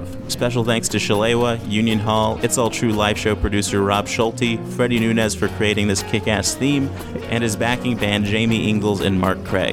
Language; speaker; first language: English; native; English